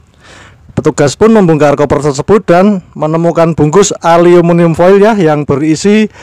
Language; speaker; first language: Indonesian; native; Indonesian